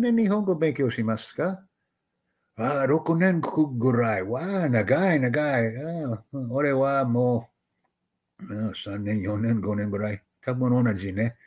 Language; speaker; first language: Japanese; non-native, learner; English